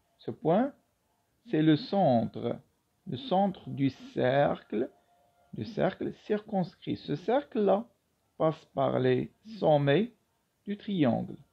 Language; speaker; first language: French; non-native, local second language; Arabic